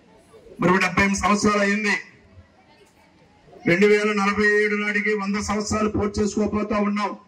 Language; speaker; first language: Telugu; native; Telugu